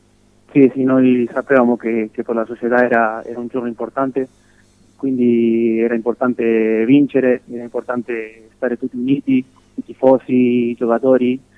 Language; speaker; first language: Italian; non-native, fluent; Spanish